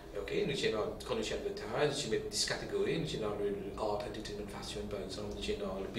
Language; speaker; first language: French; non-native, local second language; Morisyen